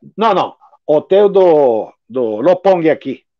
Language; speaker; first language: Portuguese; non-native, fluent; Japanese